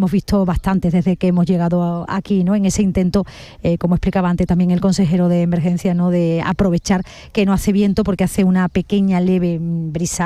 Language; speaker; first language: Spanish; native; Spanish